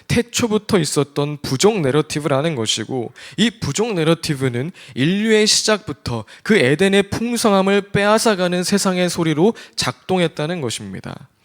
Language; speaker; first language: Korean; native; Korean